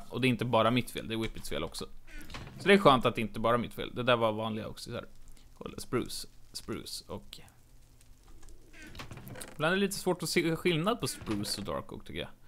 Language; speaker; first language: Swedish; native; Swedish